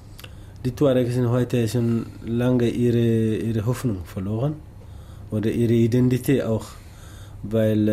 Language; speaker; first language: German; non-native, learner; Tamasheq